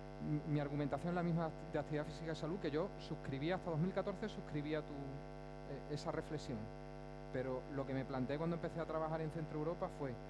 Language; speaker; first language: Spanish; native; Spanish